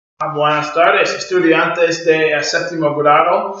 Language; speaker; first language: Spanish; non-native, learner; English